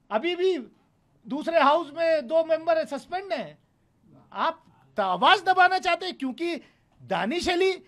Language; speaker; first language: Hindi; native; Hindi